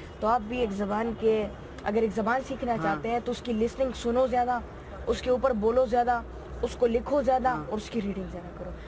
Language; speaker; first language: Urdu; non-native, local second language; Pashto